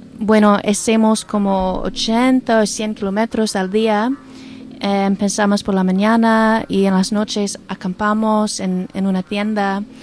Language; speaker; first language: Spanish; non-native, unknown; English